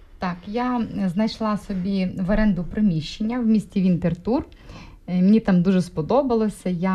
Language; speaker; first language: Ukrainian; non-native, local second language; Russian